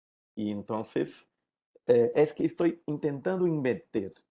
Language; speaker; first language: Spanish; non-native, learner; Portuguese